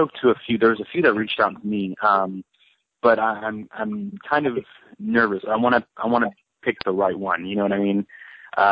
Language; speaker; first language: English; native; English